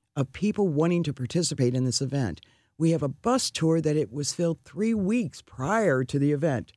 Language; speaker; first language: English; native; English